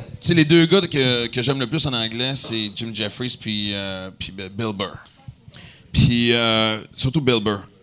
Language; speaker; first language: French; native; French